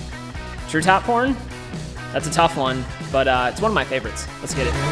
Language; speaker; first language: English; native; English